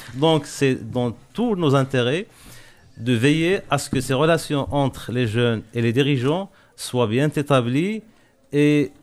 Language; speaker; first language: French; non-native, local second language; Arabic